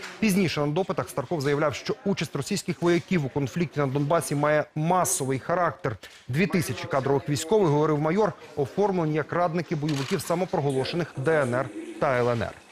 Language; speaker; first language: Ukrainian; native; Ukrainian